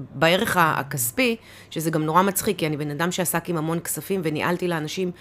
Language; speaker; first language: Hebrew; native; Hebrew